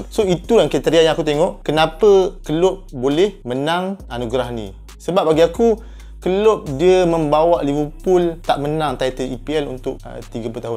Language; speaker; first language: Malay; native; Malay